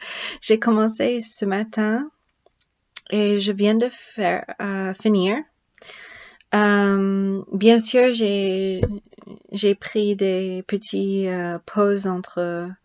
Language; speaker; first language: French; non-native, learner; English